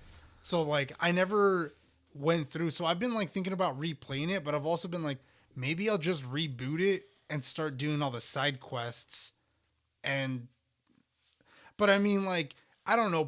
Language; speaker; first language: English; native; English